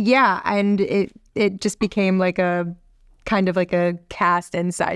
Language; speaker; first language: English; native; English